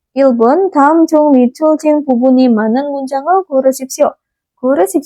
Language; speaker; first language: Korean; non-native, fluent; Indonesian